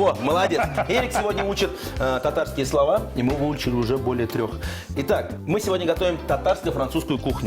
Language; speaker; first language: Russian; native; Russian